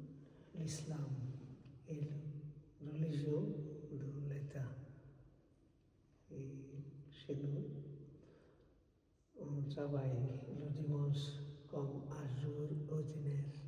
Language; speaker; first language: French; non-native, fluent; Bangla